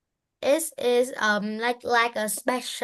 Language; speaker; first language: English; non-native, learner; Vietnamese